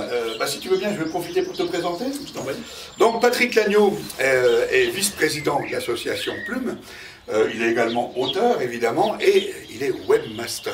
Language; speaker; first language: French; native; French